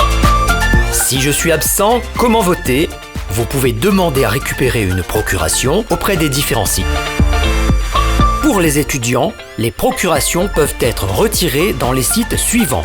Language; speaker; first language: French; native; French